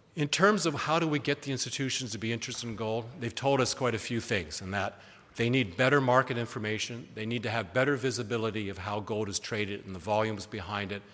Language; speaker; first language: English; native; English